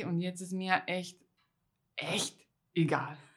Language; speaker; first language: German; non-native, fluent; Spanish